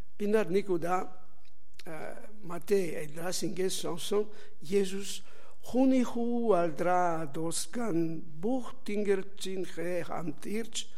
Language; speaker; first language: Mongolian; non-native, learner; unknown